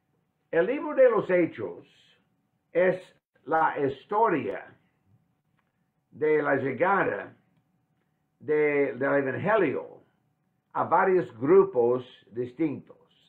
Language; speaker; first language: Spanish; non-native, fluent; English